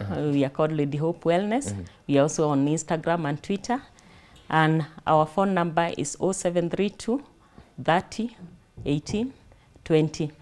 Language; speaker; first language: English; non-native, local second language; Kikuyu